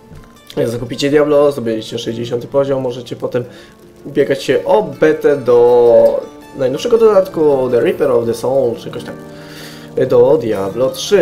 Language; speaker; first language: Polish; native; Polish